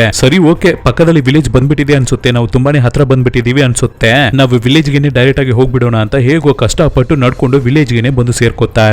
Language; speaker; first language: Kannada; native; Kannada